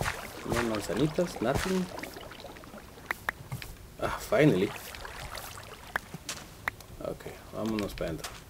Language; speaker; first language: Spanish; early bilingual, heritage; Spanish